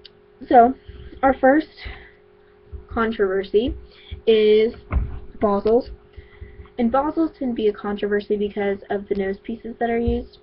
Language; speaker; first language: English; native; English